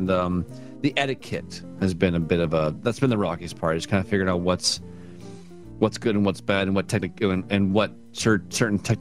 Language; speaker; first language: English; native; English